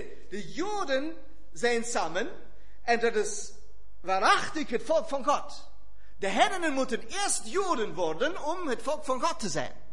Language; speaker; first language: Dutch; non-native, fluent; German